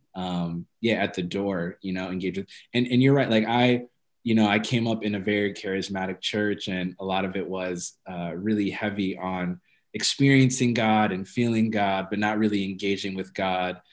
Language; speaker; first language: English; early bilingual, other home language; Amharic